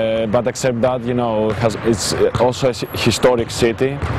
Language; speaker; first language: English; non-native, fluent; Greek